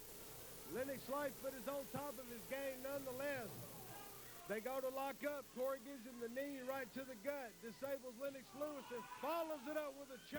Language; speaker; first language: English; native; English